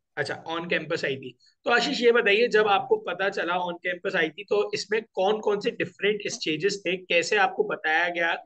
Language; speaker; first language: Hindi; native; Hindi